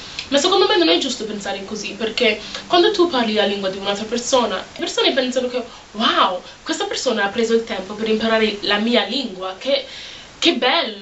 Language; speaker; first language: Italian; non-native, fluent; English